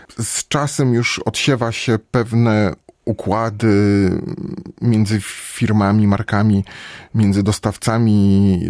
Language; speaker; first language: Polish; native; Polish